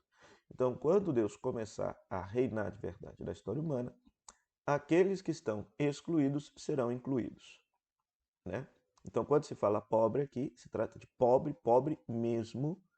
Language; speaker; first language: Portuguese; native; Portuguese